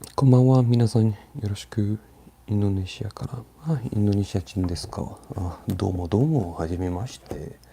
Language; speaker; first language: Japanese; non-native, learner; English